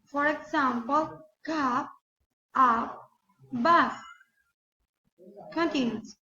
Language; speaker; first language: English; non-native, learner; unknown